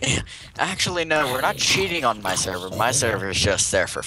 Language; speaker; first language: English; native; English